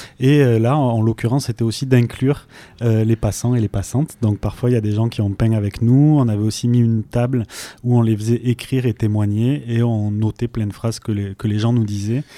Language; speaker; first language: French; native; French